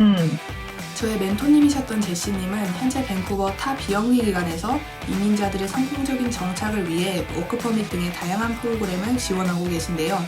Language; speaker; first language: Korean; native; Korean